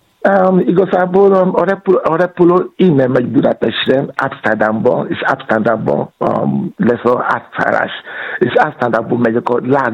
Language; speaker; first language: Hungarian; non-native, fluent; Yoruba